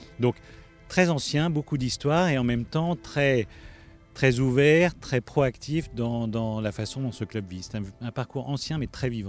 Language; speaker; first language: French; native; French